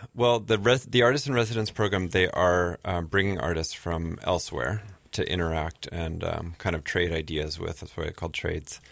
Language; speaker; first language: English; native; English